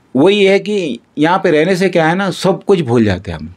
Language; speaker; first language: Hindi; non-native, local second language; Kannada